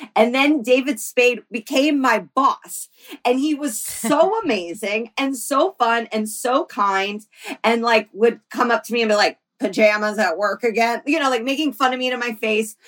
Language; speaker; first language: English; native; English